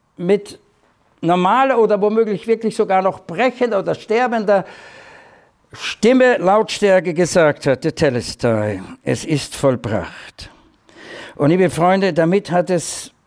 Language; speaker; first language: German; native; German